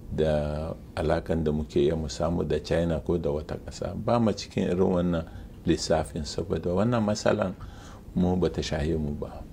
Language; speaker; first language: Hausa; non-native, local second language; Arabic